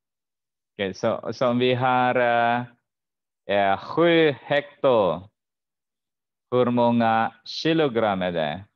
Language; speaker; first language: Swedish; non-native, fluent; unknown